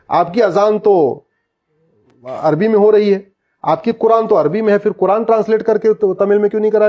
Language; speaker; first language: Hindi; native; Hindi